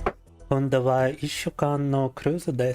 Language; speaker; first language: Japanese; non-native, learner; Russian